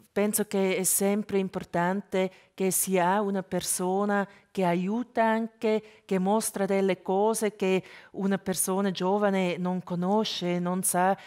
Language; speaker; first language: Italian; non-native, local second language; German